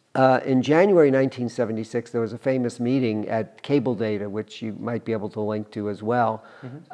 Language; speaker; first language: English; native; English